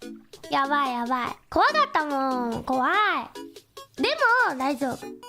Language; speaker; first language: Japanese; non-native, learner; English